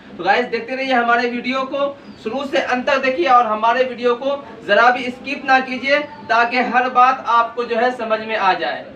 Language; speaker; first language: Hindi; native; Hindi